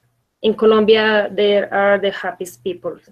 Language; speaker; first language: English; non-native, learner; Spanish